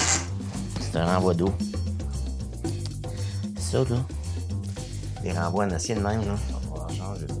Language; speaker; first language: French; native; French